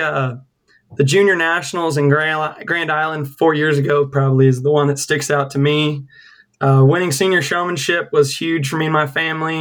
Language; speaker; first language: English; native; English